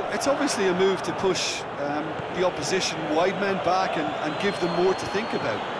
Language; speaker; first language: English; native; English